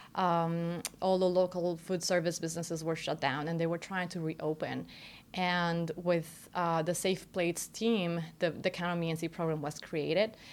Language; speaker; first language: English; non-native, fluent; Spanish